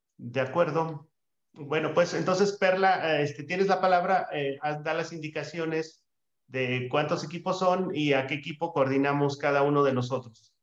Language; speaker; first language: Spanish; native; Spanish